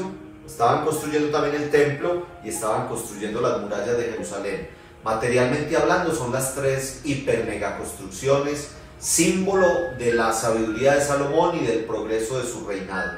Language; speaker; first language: Spanish; native; Spanish